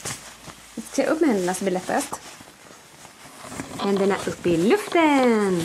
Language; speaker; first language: Swedish; native; Swedish